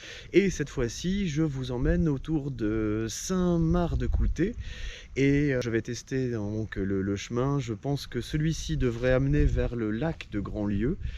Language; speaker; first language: French; native; French